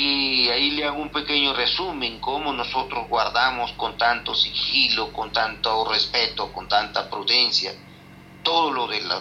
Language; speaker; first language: Spanish; non-native, local second language; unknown